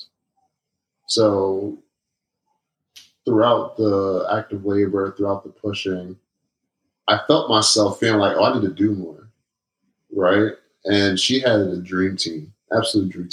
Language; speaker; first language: English; native; English